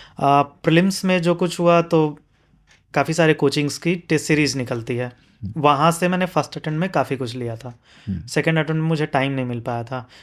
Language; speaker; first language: Hindi; native; Hindi